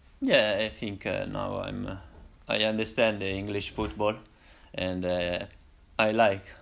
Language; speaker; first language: English; non-native, learner; Italian